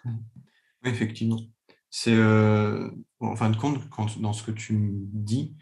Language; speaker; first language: French; native; French